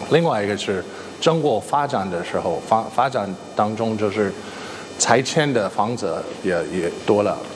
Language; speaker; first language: Chinese; non-native, fluent; English